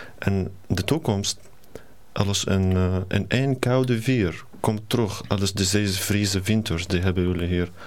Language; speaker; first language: Dutch; non-native, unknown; Arabic